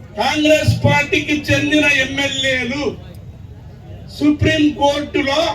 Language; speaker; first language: Telugu; non-native, local second language; Lambadi